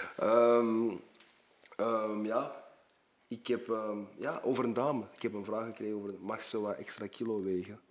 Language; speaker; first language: Dutch; early bilingual, other home language; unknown